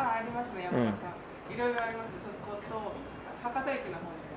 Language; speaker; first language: Japanese; native; Japanese